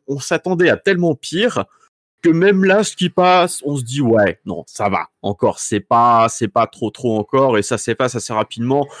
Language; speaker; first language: French; native; French